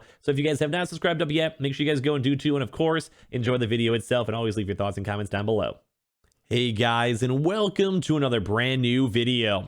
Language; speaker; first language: English; native; English